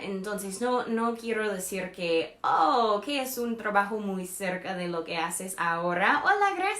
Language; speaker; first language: Spanish; non-native, fluent; English